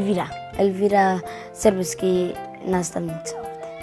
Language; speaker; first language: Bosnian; non-native, learner; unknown